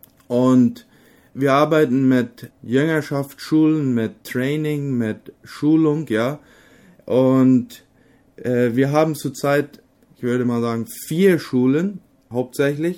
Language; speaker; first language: German; non-native, local second language; Low German